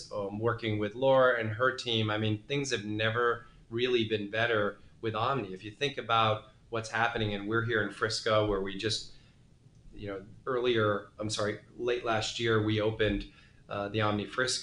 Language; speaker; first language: English; native; English